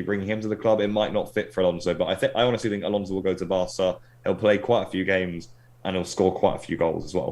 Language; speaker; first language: English; native; English